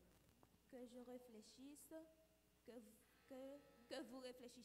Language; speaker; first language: Haitian Creole; non-native, learner; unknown